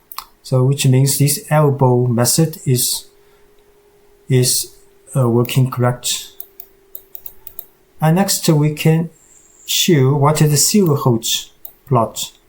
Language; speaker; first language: English; non-native, fluent; Chinese